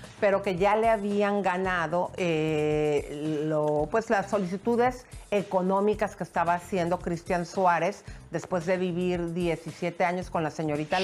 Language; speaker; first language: Spanish; native; Spanish